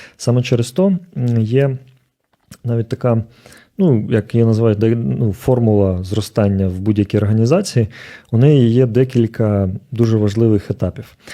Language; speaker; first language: Ukrainian; native; Ukrainian